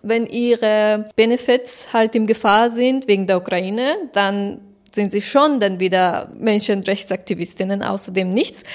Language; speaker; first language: German; non-native, fluent; Persian